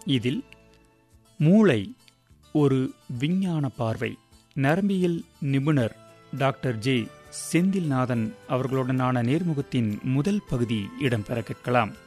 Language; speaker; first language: Tamil; native; Tamil